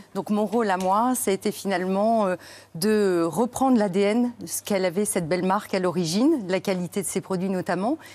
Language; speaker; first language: French; native; French